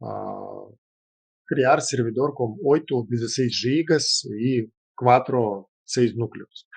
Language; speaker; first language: Portuguese; non-native, fluent; Russian